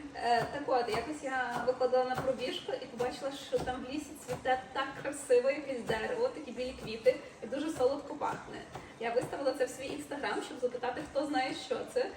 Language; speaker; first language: Ukrainian; native; Ukrainian